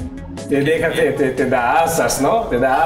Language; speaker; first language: Spanish; non-native, learner; Portuguese